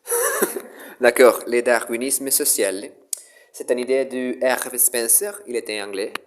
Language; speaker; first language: French; non-native, learner; Spanish